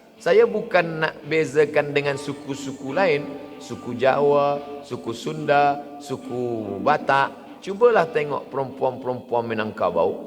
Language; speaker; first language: Malay; native; Malay